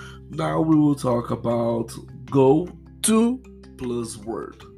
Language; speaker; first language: English; non-native, fluent; Portuguese